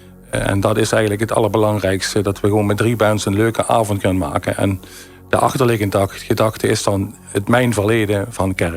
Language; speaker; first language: Dutch; native; Dutch